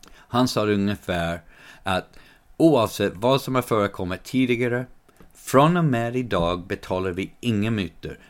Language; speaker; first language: Swedish; non-native, fluent; English